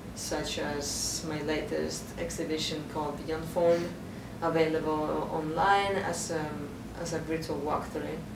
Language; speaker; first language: English; non-native, fluent; Spanish